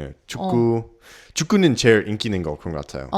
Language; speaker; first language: Korean; non-native, learner; English